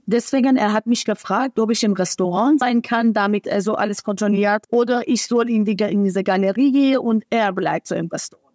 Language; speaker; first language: German; non-native, fluent; Persian